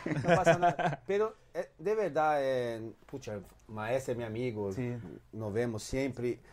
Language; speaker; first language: Spanish; non-native, fluent; Portuguese